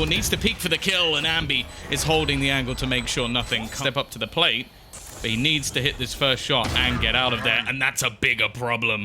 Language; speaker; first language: English; native; English